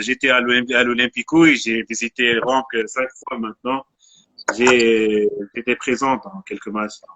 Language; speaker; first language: French; non-native, local second language; Arabic